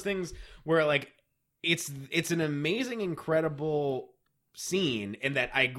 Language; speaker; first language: English; native; English